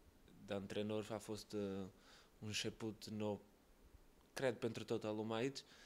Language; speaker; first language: Romanian; non-native, learner; Portuguese